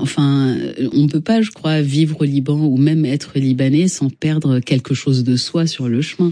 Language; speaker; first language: French; non-native, local second language; Arabic